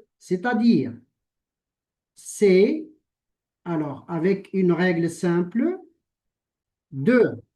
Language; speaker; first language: French; non-native, local second language; Arabic